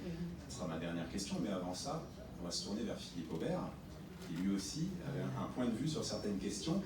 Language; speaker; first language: French; native; French